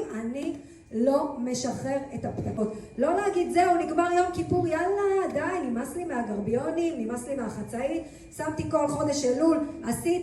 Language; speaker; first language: Hebrew; native; Hebrew